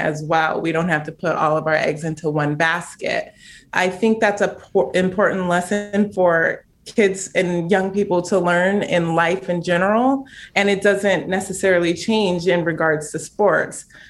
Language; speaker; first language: English; native; English